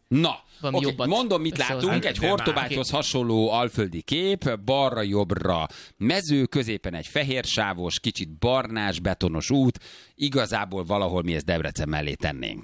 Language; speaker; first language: Hungarian; native; Hungarian